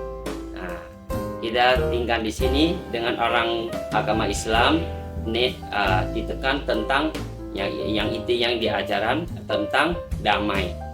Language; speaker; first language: Indonesian; non-native, learner; Thai